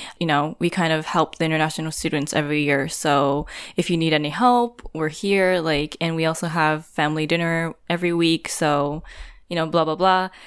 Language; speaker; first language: English; non-native, fluent; Japanese